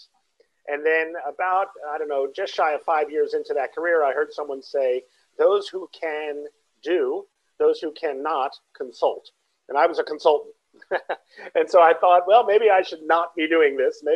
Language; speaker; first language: English; native; English